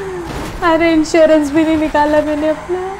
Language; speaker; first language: Hindi; native; Hindi